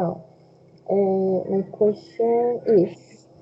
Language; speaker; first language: English; non-native, fluent; Spanish